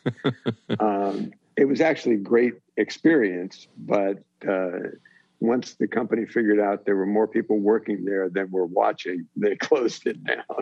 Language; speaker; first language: English; native; English